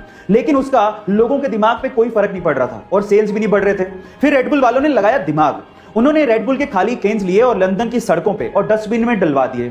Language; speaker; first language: Hindi; native; Hindi